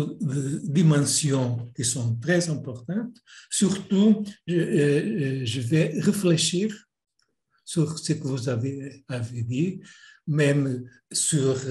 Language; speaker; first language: French; non-native, fluent; Portuguese